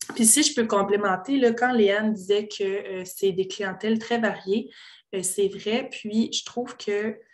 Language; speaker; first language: French; native; French